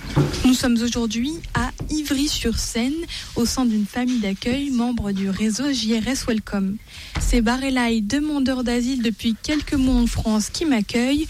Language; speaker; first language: French; native; French